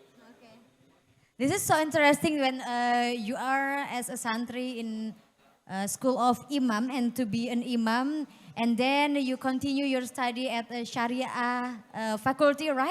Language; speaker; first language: English; non-native, fluent; Indonesian